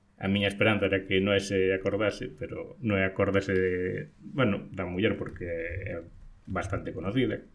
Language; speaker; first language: Galician; non-native, local second language; Spanish